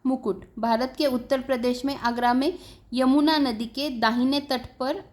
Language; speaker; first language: Hindi; non-native, local second language; Marathi